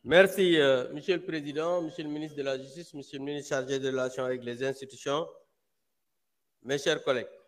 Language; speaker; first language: French; non-native, local second language; Wolof